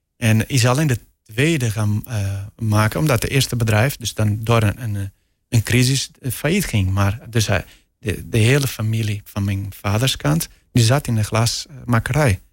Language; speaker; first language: Dutch; non-native, fluent; Portuguese